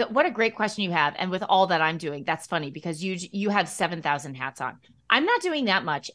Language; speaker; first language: English; native; English